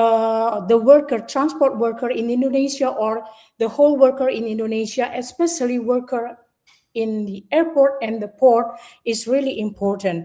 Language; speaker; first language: English; non-native, fluent; Indonesian